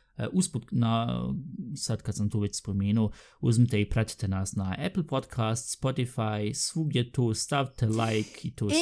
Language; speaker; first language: Bosnian; early bilingual, heritage; Bosnian